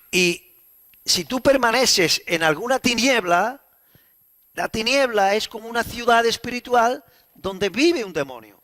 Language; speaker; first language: Spanish; native; Spanish